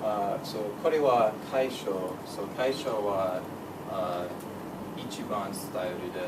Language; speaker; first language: Japanese; non-native, learner; English